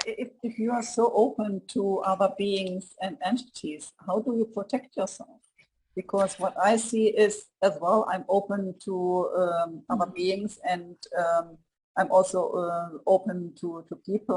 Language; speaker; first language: English; non-native, fluent; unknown